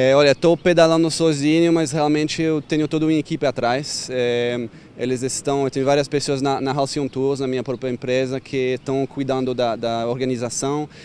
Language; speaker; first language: Portuguese; non-native, fluent; French